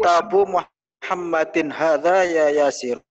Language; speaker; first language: Arabic; non-native, learner; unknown